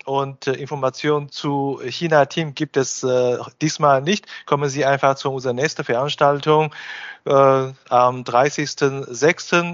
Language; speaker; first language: German; non-native, fluent; Chinese